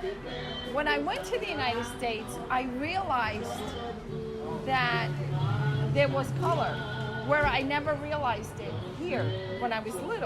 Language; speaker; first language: English; early bilingual, other home language; Spanish